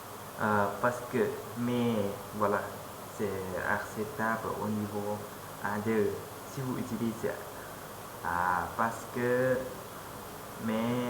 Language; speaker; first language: French; non-native, fluent; Lao